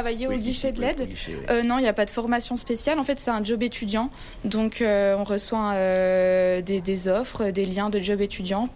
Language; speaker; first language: French; native; French